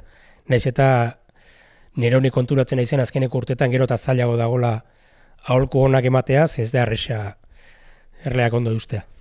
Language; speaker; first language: Basque; native; Basque